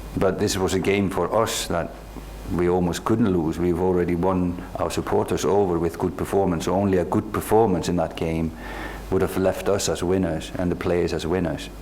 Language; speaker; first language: English; non-native, fluent; Icelandic